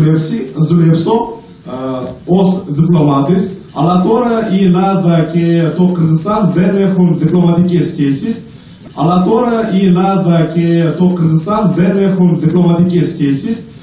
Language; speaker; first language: Greek; non-native, fluent; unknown